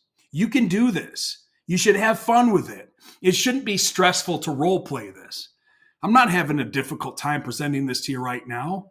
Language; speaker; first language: English; native; English